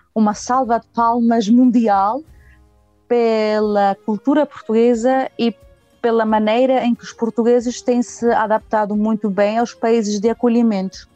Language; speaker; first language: Portuguese; early bilingual, heritage; Portuguese